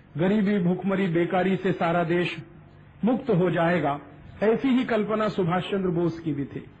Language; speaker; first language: Hindi; native; Hindi